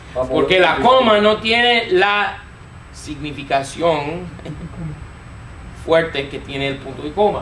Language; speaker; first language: Spanish; non-native, fluent; English